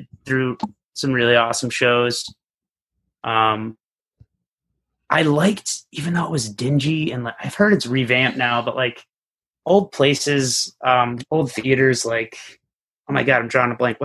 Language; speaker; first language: English; native; English